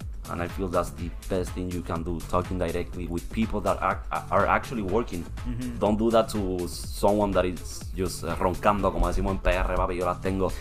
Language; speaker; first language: English; non-native, local second language; Spanish